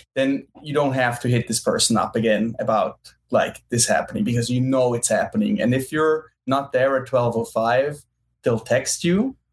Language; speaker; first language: English; non-native, fluent; German